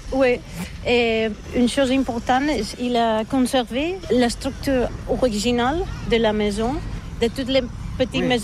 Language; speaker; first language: French; non-native, fluent; Catalan